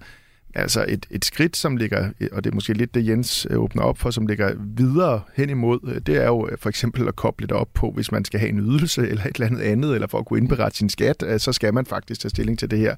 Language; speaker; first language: Danish; native; Danish